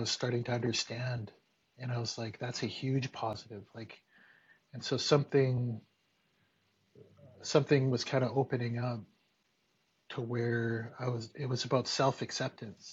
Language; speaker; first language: English; native; English